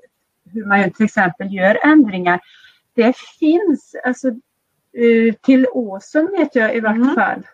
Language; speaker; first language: Swedish; native; Swedish